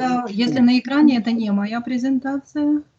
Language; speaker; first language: Russian; native; Russian